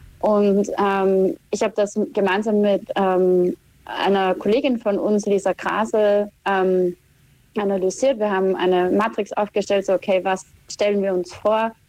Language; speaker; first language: German; native; German